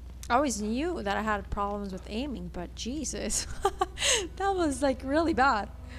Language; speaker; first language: English; early bilingual, other home language; Italian